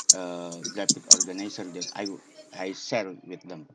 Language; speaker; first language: English; non-native, learner; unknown